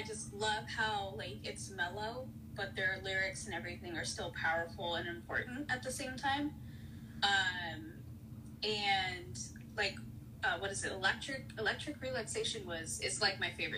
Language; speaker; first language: English; native; English